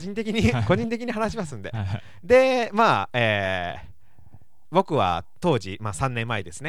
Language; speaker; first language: Japanese; native; Japanese